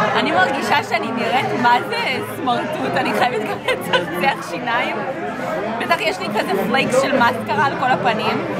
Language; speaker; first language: Hebrew; native; Hebrew